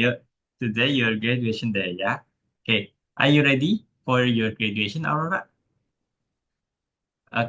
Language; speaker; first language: English; non-native, learner; Indonesian